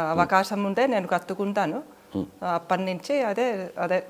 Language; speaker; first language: Telugu; non-native, fluent; Finnish